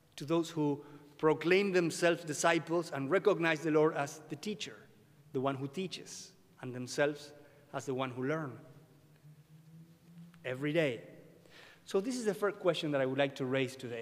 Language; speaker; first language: English; non-native, fluent; Spanish